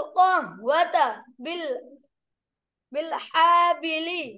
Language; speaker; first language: Arabic; non-native, learner; Bangla